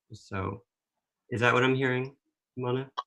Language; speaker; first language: English; native; English